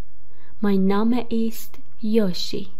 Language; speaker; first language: German; non-native, fluent; Persian